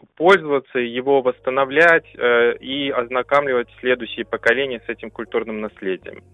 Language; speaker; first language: Russian; non-native, local second language; German